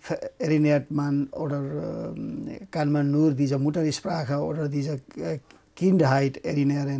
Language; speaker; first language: German; non-native, fluent; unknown